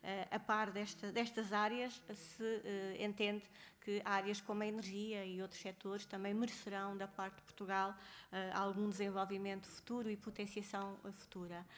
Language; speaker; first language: Portuguese; native; Portuguese